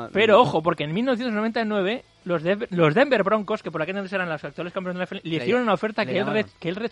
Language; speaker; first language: Spanish; native; Spanish